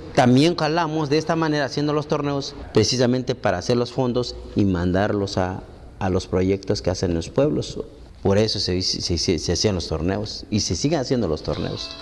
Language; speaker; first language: Spanish; native; Spanish